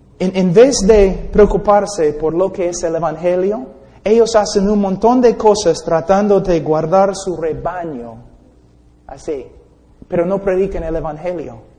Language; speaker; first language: Spanish; non-native, fluent; English